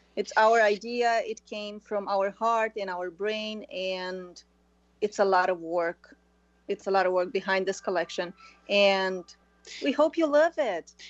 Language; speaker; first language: English; early bilingual, other home language; Romanian